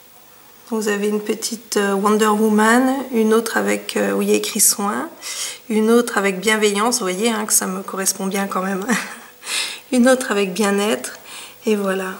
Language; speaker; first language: French; native; French